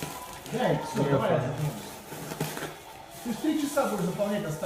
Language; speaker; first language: Russian; native; Russian